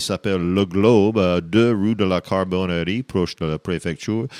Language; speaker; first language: French; non-native, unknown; English